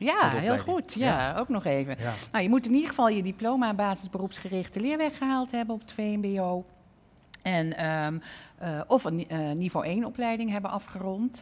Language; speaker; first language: Dutch; native; Dutch